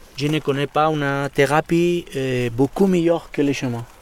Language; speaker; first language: French; non-native, learner; Spanish